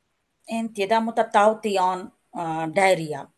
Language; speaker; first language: Finnish; non-native, learner; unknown